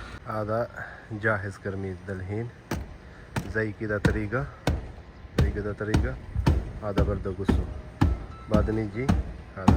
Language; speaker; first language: Arabic; non-native, learner; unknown